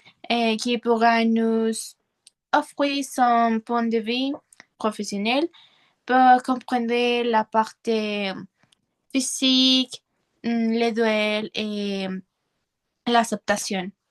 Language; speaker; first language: French; non-native, learner; Spanish